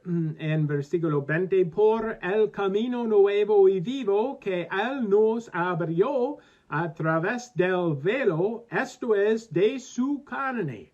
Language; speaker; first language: Spanish; non-native, learner; English